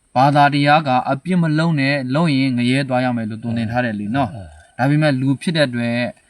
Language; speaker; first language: Burmese; native; Burmese